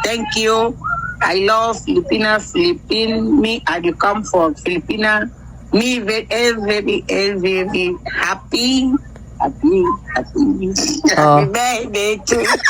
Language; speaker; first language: English; non-native, learner; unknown